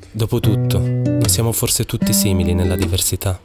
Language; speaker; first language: Italian; early bilingual, other home language; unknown